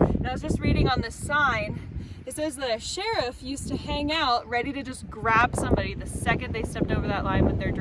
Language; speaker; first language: English; native; English